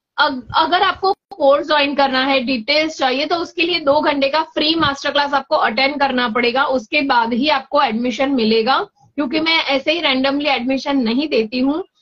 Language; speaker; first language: Hindi; non-native, local second language; Gujarati